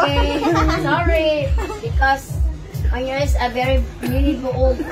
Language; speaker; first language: English; non-native, learner; Cebuano